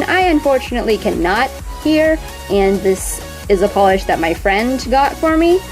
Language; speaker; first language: English; native; English